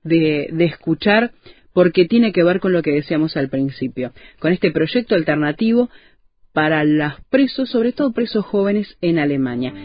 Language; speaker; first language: Spanish; native; Spanish